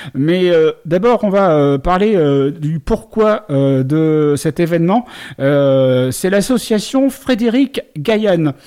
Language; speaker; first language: French; native; French